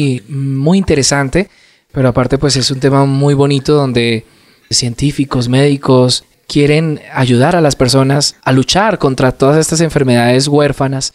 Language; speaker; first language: Spanish; native; Spanish